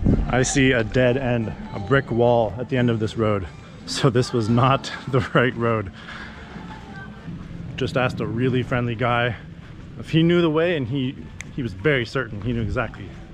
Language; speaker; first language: English; native; English